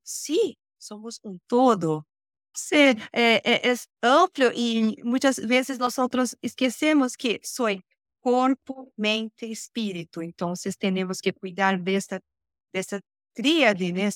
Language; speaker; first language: Spanish; non-native, learner; Portuguese